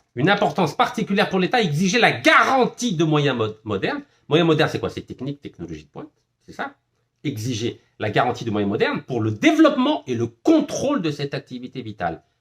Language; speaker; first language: French; non-native, local second language; Arabic